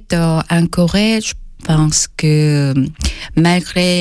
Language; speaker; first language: French; non-native, fluent; Korean